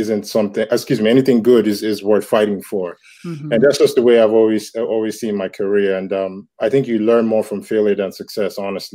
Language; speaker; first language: English; non-native, local second language; Yoruba